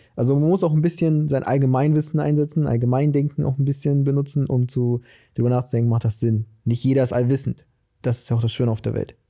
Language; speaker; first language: German; early bilingual, other home language; Portuguese